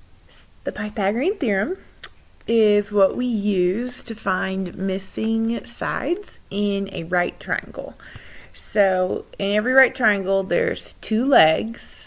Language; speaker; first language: English; native; English